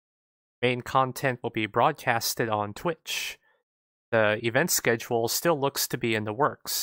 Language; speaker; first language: English; native; English